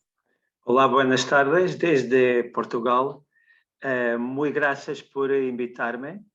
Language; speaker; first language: Spanish; non-native, learner; Portuguese